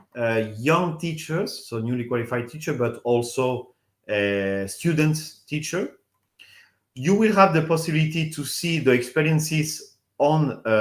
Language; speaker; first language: English; non-native, fluent; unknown